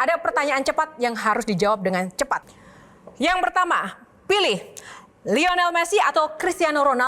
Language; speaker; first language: Indonesian; native; Indonesian